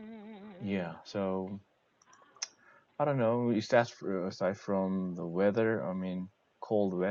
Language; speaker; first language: English; non-native, learner; Korean